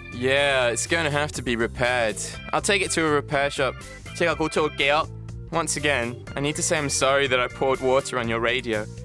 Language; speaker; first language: English; native; English